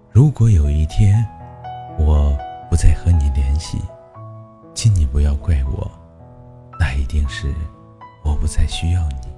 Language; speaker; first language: Chinese; native; Chinese